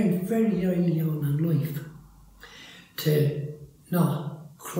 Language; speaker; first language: English; native; English